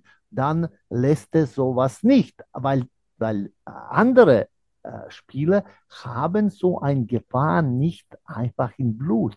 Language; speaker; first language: German; non-native, fluent; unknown